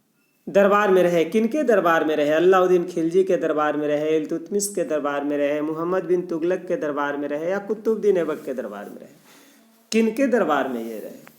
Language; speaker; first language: Hindi; non-native, local second language; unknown